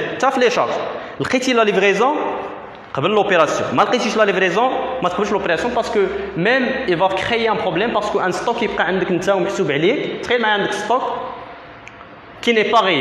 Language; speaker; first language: French; non-native, local second language; Arabic